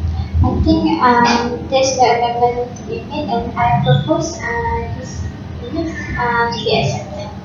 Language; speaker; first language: English; non-native, fluent; Malay